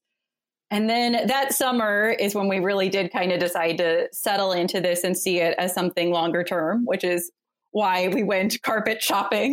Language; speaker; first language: English; native; English